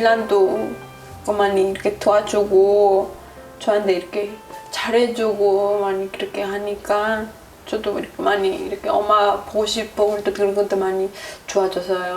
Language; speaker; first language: Korean; non-native, learner; Spanish